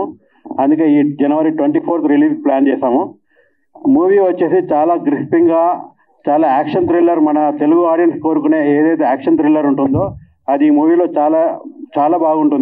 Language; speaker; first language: Telugu; native; Telugu